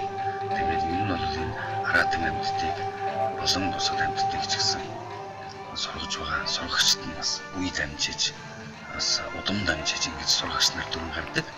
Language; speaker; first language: Mongolian; native; Mongolian